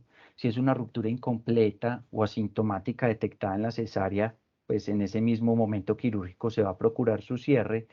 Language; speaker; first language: Spanish; native; Spanish